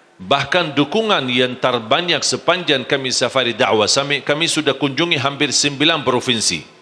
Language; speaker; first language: Malay; non-native, fluent; Arabic